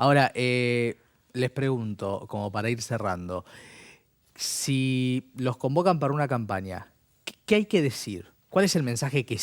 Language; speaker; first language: Spanish; native; Spanish